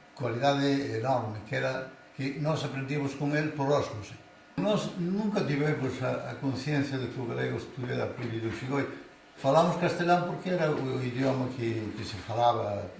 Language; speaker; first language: Galician; non-native, local second language; Spanish